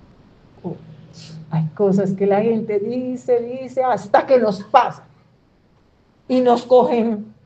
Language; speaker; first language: Spanish; native; Spanish